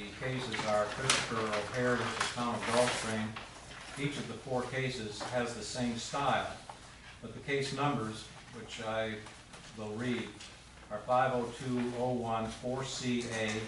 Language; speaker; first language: English; native; English